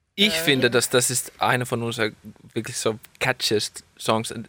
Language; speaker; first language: German; non-native, fluent; Finnish